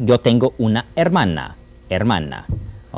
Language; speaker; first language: Spanish; non-native, fluent; English